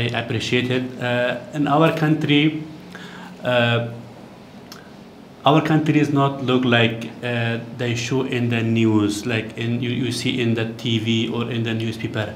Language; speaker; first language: English; non-native, learner; Persian